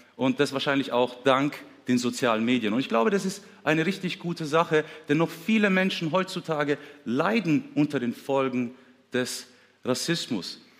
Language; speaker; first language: German; early bilingual, other home language; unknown